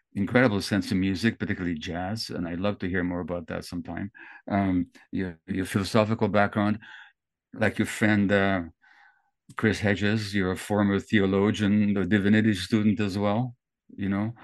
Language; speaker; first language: English; early bilingual, other home language; Hungarian